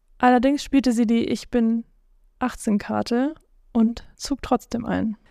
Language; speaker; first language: German; non-native, fluent; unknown